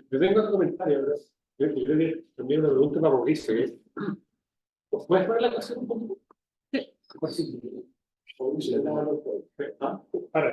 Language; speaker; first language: Spanish; native; Spanish